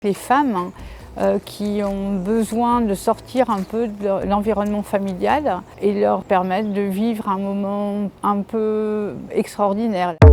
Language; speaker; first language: French; native; French